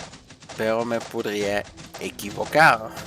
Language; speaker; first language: Spanish; non-native, fluent; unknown